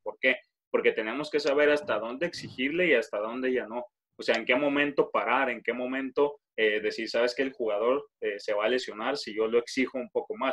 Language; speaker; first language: Spanish; native; Spanish